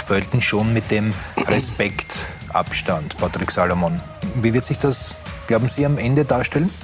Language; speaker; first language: German; native; German